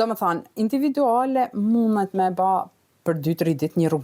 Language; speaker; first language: Albanian; native; Albanian